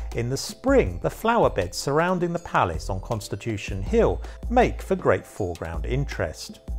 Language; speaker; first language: English; native; English